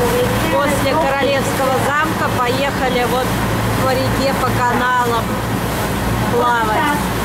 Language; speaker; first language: Russian; native; Russian